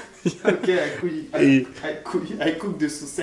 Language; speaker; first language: English; non-native, learner; French